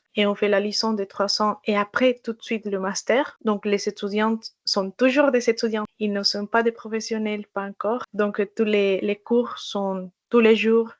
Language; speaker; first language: French; non-native, fluent; Spanish